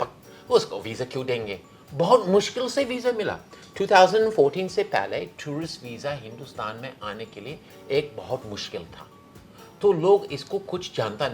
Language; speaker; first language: Hindi; non-native, fluent; English